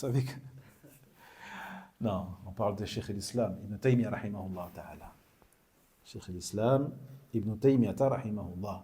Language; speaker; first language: French; native; French